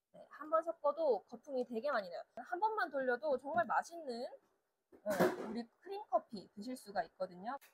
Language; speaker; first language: Korean; native; Korean